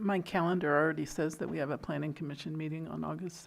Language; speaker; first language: English; native; English